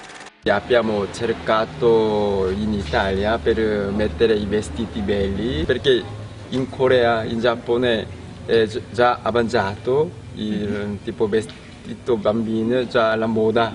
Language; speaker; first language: Italian; non-native, learner; Korean